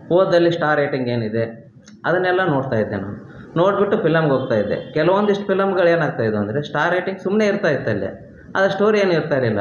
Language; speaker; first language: Kannada; native; Kannada